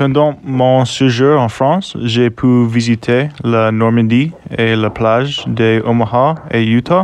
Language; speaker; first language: French; non-native, fluent; English